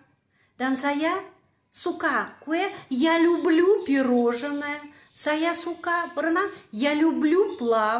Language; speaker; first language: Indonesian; non-native, fluent; Russian